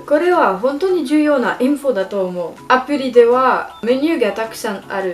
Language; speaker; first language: Japanese; non-native, learner; French